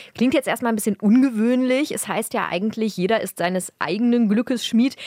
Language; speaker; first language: German; native; German